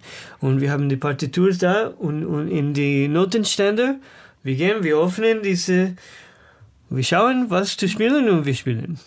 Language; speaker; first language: German; non-native, learner; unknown